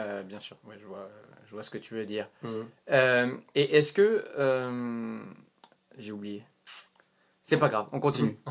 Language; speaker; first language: French; native; French